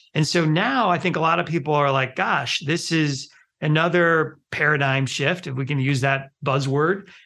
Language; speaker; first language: English; early bilingual, other home language; Hindi